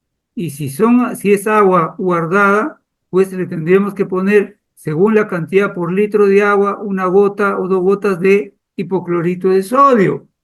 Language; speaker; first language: Spanish; native; Spanish